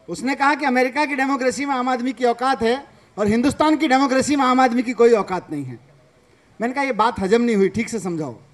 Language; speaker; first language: Hindi; native; Hindi